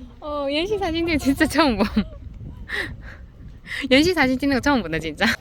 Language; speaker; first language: Korean; native; Korean